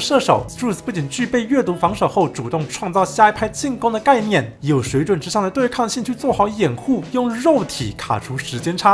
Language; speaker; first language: Chinese; native; Chinese